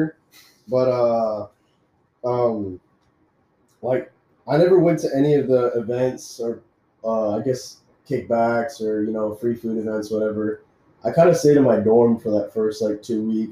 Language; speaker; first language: English; native; English